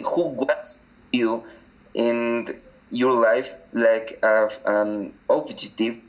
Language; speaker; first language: English; non-native, learner; Spanish